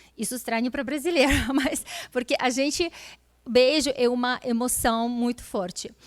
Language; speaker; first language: Portuguese; non-native, fluent; Russian